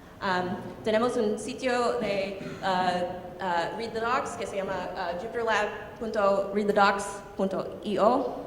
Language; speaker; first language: Spanish; non-native, learner; English